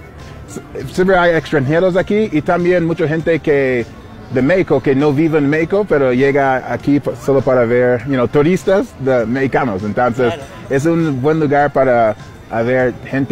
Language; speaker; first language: Spanish; non-native, learner; English